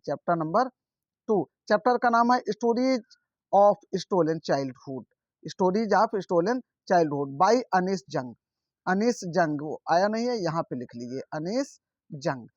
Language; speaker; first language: Hindi; native; Hindi